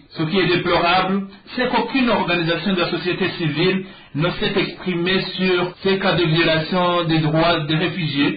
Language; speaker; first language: French; non-native, local second language; Rundi